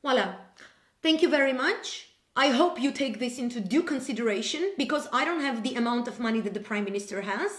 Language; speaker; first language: English; non-native, fluent; Armenian